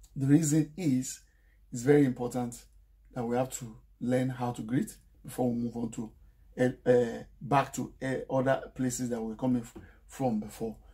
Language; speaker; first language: English; non-native, local second language; Yoruba